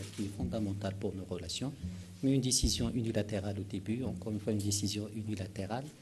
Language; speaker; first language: French; non-native, local second language; Arabic